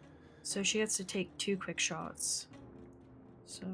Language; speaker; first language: English; native; English